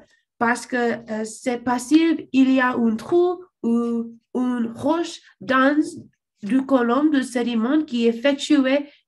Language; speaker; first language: French; non-native, learner; English